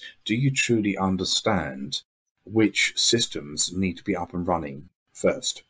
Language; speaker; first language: English; native; English